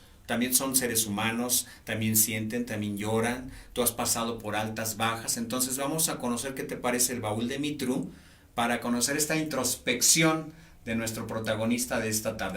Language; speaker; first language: Spanish; native; Spanish